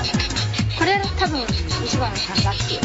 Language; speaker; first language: Japanese; non-native, learner; Chinese